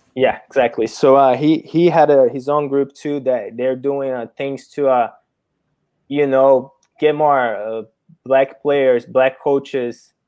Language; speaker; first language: English; non-native, fluent; Portuguese